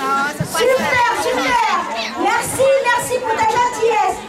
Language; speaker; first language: French; native; French